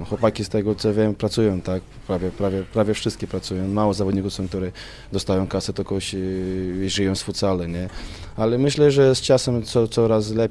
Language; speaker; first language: Polish; non-native, learner; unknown